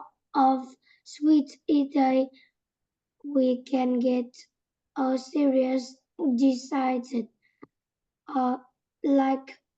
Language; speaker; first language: English; non-native, learner; Vietnamese